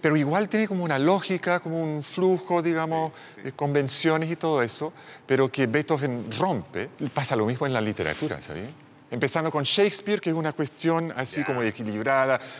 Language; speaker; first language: Spanish; non-native, fluent; English